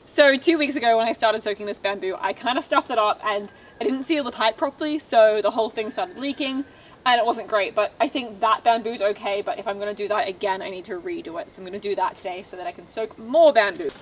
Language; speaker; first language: English; native; English